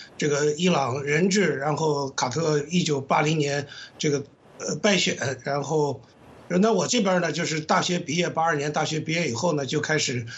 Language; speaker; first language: Chinese; native; Chinese